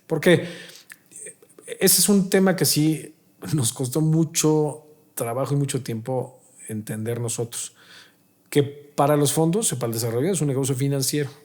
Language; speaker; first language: Spanish; native; Spanish